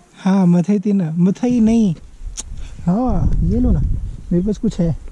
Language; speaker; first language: Hindi; native; Hindi